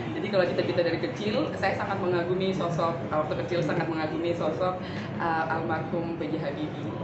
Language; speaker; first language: Indonesian; native; Indonesian